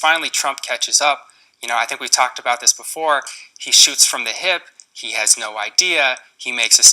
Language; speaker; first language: English; native; English